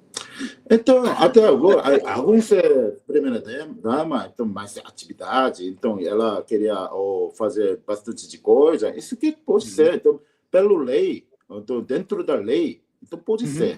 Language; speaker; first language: Portuguese; non-native, learner; Korean